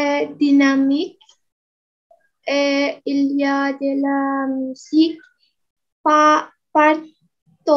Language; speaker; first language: French; non-native, learner; Indonesian